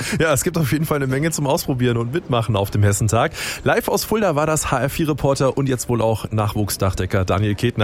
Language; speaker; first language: German; native; German